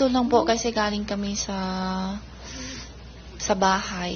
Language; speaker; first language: Filipino; non-native, learner; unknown